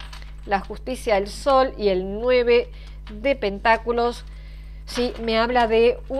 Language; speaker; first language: Spanish; native; Spanish